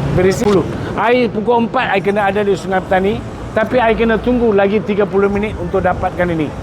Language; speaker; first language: Malay; non-native, local second language; Tamil